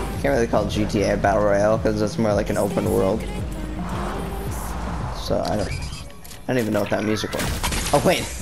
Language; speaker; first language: English; native; English